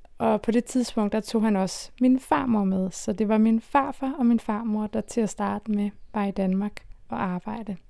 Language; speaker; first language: Danish; early bilingual, other home language; Turkish